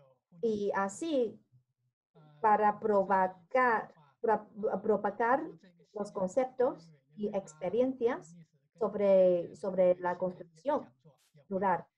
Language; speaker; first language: Spanish; non-native, learner; Chinese